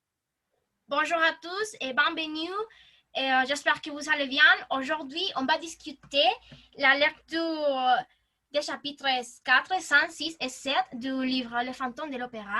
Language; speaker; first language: French; non-native, learner; Spanish